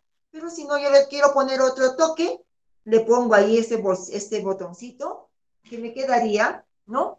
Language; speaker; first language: Spanish; native; Spanish